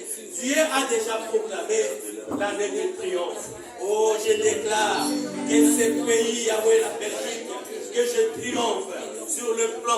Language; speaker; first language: French; non-native, local second language; Lingala